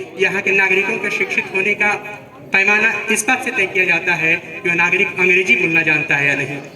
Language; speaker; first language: Hindi; native; Hindi